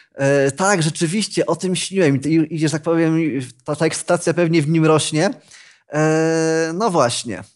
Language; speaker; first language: Polish; native; Polish